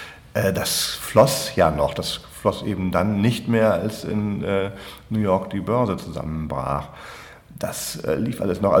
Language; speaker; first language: German; native; German